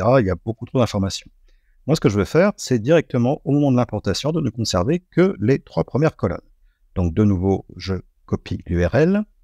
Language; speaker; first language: French; native; French